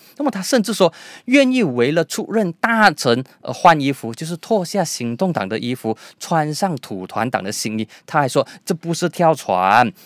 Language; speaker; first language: Chinese; native; Chinese